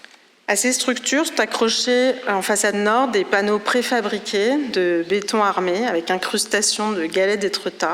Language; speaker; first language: French; native; French